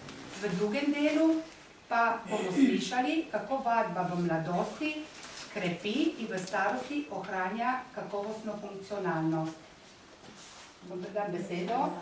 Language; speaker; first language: Slovenian; native; Slovenian